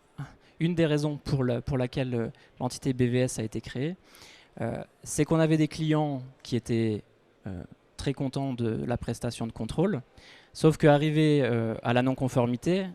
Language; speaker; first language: French; native; French